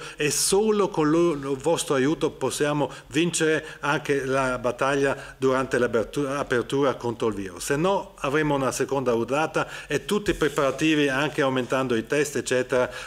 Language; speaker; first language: Italian; non-native, local second language; German